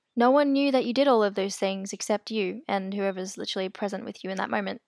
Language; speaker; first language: English; native; English